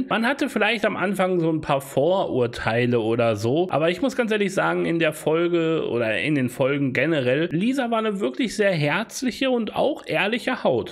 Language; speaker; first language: German; native; German